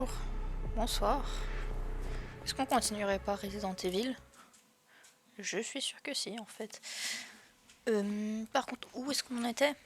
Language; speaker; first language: French; native; French